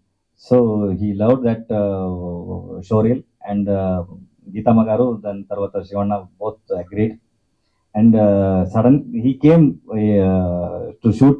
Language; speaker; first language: Telugu; non-native, learner; Kannada